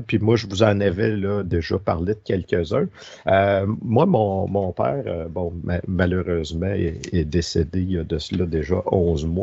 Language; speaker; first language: French; native; French